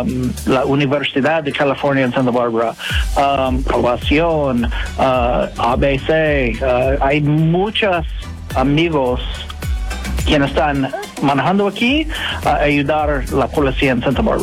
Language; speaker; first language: Spanish; non-native, learner; English